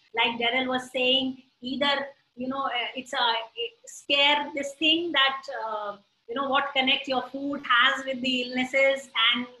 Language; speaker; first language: English; non-native, local second language; Hindi